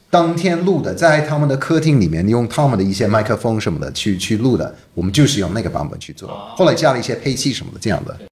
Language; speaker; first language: Chinese; non-native, fluent; English